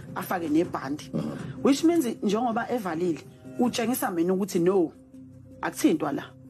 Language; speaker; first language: Zulu; native; Zulu